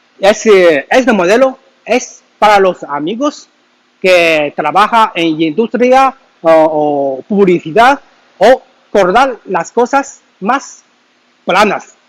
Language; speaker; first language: Spanish; non-native, learner; Chinese